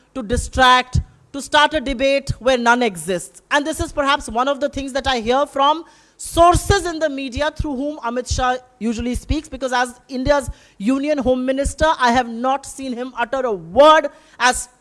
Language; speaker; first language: English; non-native, local second language; Hindi